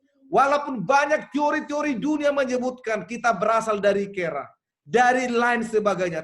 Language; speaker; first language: Indonesian; native; Indonesian